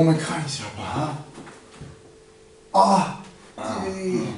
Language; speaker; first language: Chinese; non-native, learner; English